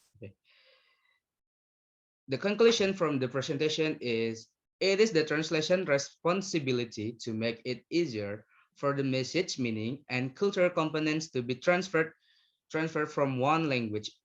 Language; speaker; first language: English; non-native, learner; Indonesian